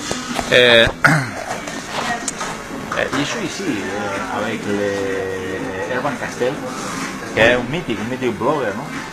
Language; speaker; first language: French; non-native, learner; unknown